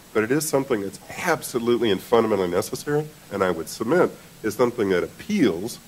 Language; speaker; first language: English; native; English